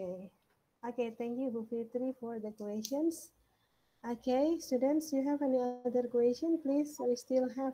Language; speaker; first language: English; non-native, learner; Indonesian